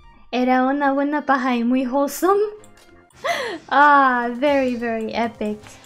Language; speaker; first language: Spanish; early bilingual, heritage; Spanish